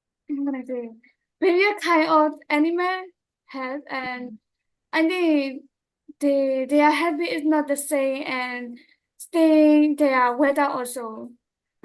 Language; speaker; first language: English; non-native, learner; Burmese